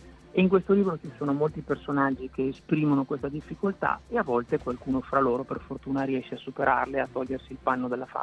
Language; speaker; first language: Italian; native; Italian